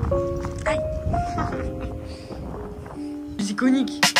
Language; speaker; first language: French; native; French